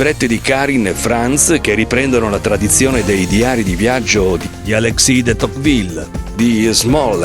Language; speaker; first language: Italian; native; Italian